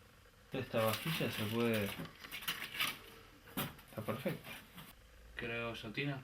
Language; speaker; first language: Spanish; native; Spanish